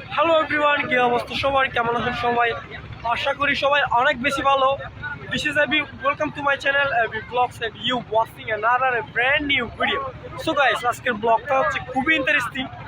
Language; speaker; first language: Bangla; non-native, local second language; Chakma